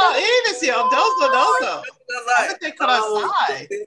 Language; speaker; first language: Japanese; non-native, learner; English